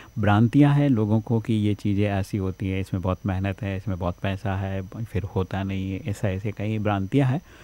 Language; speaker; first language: Hindi; native; Hindi